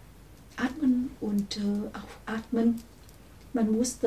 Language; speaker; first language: German; non-native, learner; Vietnamese